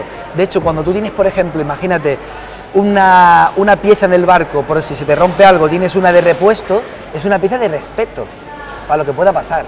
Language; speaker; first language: Spanish; native; Spanish